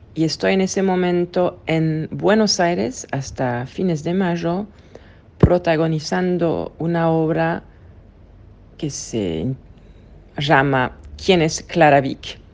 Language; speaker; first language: Spanish; non-native, fluent; French